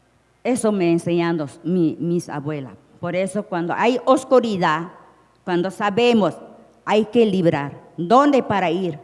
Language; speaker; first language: Spanish; non-native, local second language; Shipibo-Conibo